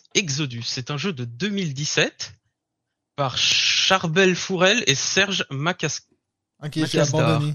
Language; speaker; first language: French; native; French